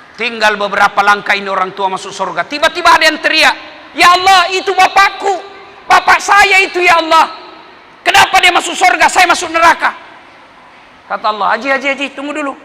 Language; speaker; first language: Indonesian; non-native, local second language; Buginese